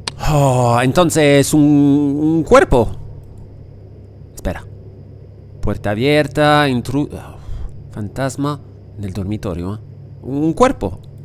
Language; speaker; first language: Spanish; non-native, learner; French